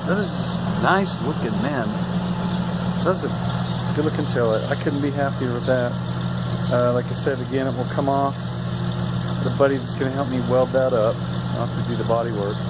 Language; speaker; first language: English; native; English